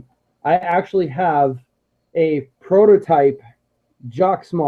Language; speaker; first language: English; native; English